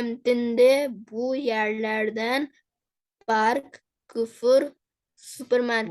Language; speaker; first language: Turkish; non-native, learner; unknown